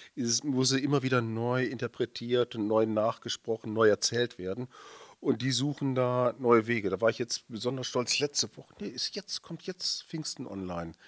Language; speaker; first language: German; native; German